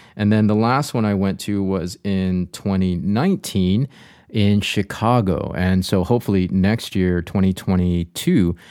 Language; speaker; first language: English; native; English